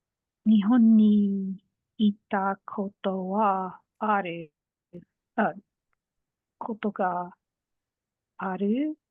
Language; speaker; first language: Japanese; non-native, learner; English